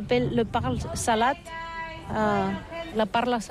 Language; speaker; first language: French; non-native, learner; Catalan